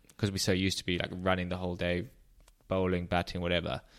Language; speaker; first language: English; native; English